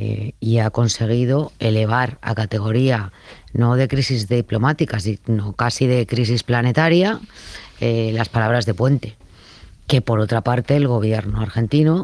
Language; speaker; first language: Spanish; native; Spanish